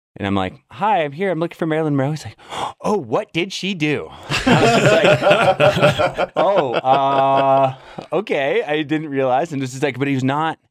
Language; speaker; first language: English; native; English